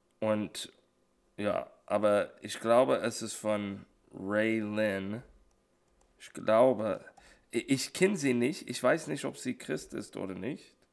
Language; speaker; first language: German; non-native, fluent; English